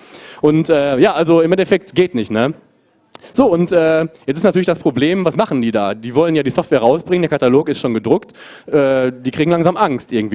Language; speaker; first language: German; native; German